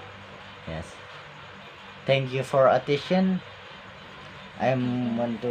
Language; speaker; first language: English; non-native, learner; Indonesian